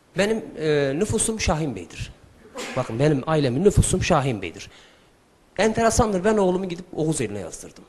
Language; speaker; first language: Turkish; early bilingual, heritage; Turkish